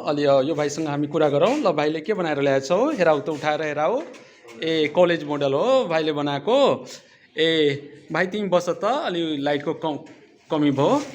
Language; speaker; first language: Nepali; non-native, local second language; Maithili